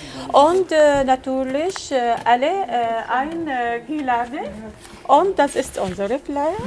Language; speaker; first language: German; non-native, learner; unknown